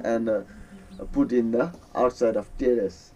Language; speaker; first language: English; non-native, learner; Newari